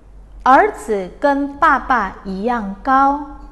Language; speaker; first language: Chinese; non-native, fluent; Indonesian